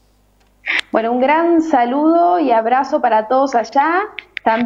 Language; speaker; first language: Spanish; native; Spanish